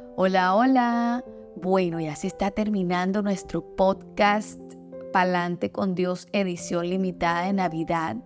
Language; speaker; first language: Spanish; native; Spanish